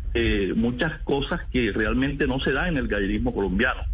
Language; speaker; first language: Spanish; native; Spanish